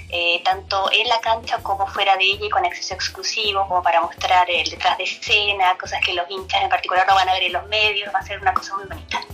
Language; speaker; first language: Spanish; native; Spanish